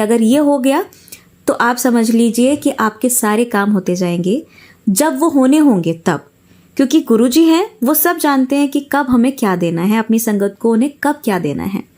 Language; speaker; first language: Hindi; native; Hindi